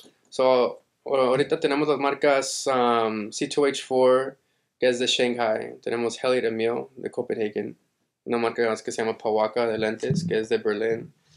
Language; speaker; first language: Spanish; early bilingual, heritage; Spanish